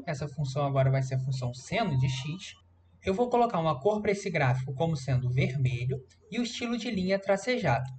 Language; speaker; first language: Portuguese; native; Portuguese